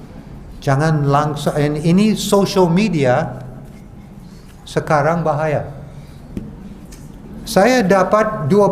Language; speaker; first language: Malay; non-native, fluent; English